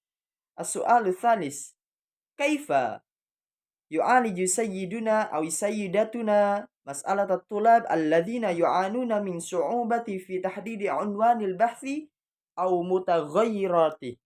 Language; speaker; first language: Arabic; non-native, learner; Indonesian